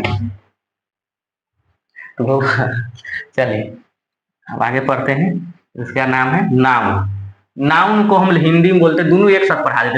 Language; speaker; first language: Hindi; non-native, local second language; Bhojpuri